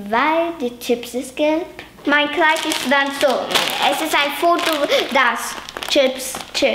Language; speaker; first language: German; early bilingual, other home language; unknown